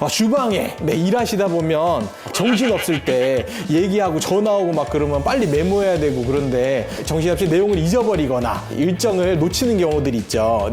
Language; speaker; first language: Korean; native; Korean